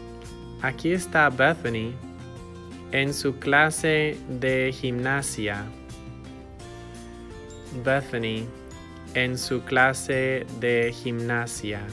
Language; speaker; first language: Spanish; non-native, fluent; English